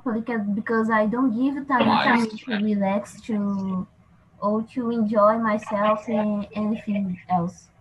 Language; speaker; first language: English; non-native, learner; Portuguese